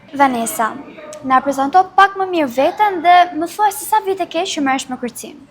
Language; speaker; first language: Albanian; native; Albanian